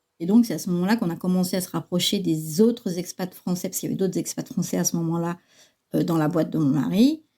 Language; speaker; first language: French; early bilingual, other home language; Chinese